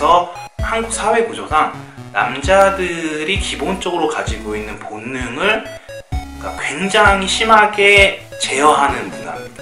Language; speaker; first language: Korean; native; Korean